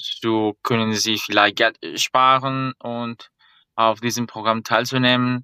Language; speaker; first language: German; non-native, fluent; Spanish